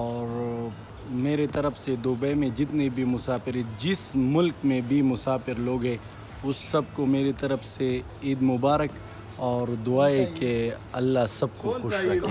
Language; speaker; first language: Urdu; non-native, local second language; Pashto